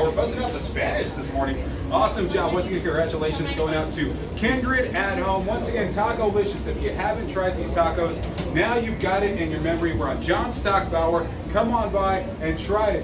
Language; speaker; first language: English; native; English